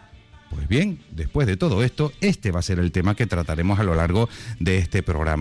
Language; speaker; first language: Spanish; native; Spanish